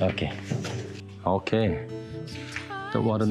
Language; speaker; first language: English; non-native, learner; Korean